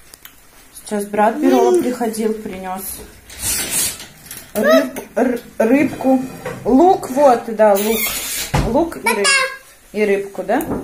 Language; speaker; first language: Russian; native; Russian